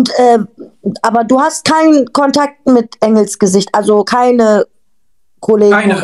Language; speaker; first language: German; native; German